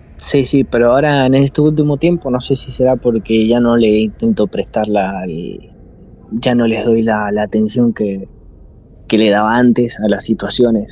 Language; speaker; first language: Spanish; native; Spanish